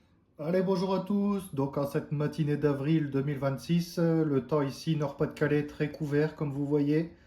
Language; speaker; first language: French; native; French